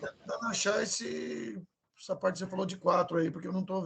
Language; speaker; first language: Portuguese; native; Portuguese